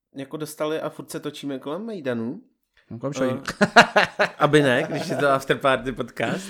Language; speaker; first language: Czech; native; Czech